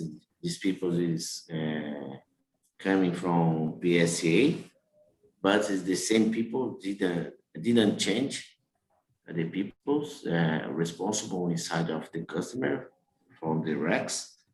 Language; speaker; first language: English; non-native, learner; Portuguese